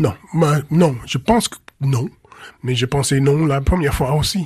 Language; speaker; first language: French; non-native, fluent; English